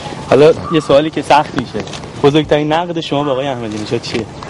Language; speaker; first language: Persian; early bilingual, heritage; Persian